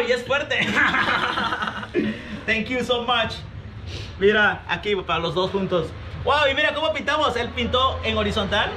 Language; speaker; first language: Spanish; native; Spanish